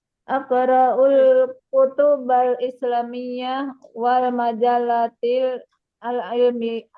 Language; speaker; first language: Arabic; non-native, learner; Indonesian